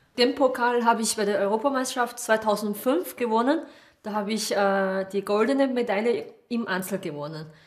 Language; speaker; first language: German; non-native, fluent; Chinese